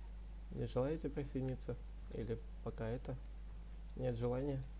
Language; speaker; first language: Russian; native; Russian